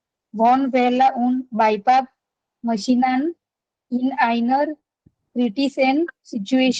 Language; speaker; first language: German; non-native, learner; Gujarati